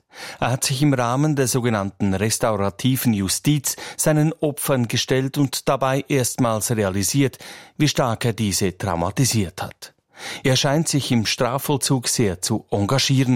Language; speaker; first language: German; native; German